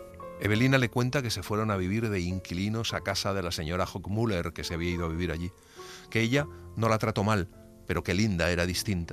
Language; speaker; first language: Spanish; native; Spanish